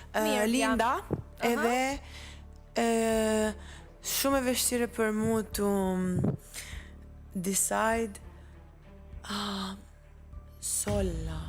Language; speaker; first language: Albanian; early bilingual, heritage; English